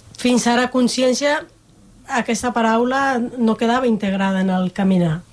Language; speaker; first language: Catalan; non-native, fluent; Spanish